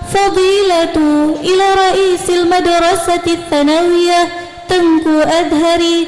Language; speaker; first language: Arabic; non-native, learner; Indonesian